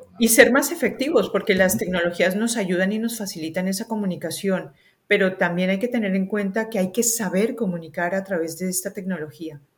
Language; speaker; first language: Spanish; native; Spanish